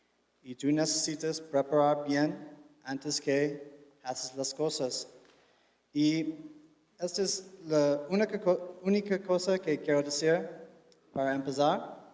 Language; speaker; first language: Spanish; non-native, fluent; English